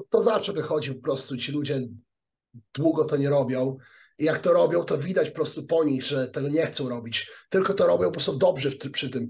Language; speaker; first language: Polish; early bilingual, heritage; Polish